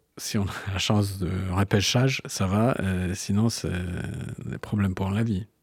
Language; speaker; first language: French; non-native, fluent; Polish